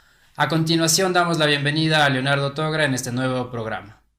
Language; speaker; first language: Spanish; native; Spanish